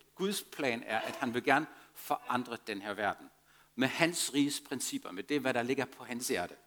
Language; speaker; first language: Danish; non-native, fluent; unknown